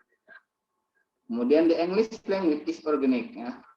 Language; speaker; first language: English; non-native, learner; Indonesian